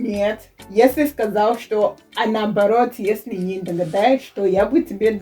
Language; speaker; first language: Russian; non-native, fluent; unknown